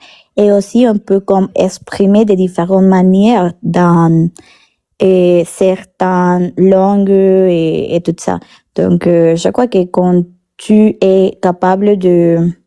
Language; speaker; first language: French; non-native, learner; Spanish